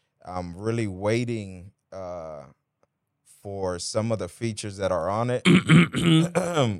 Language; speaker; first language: English; early bilingual, other home language; Spanish